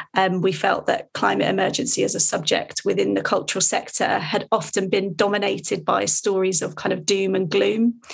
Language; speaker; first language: English; native; English